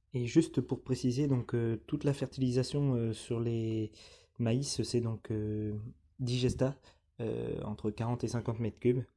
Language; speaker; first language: French; native; French